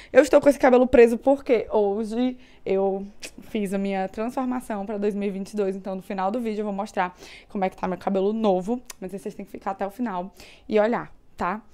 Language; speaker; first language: Portuguese; native; Portuguese